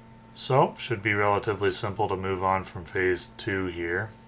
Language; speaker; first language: English; native; English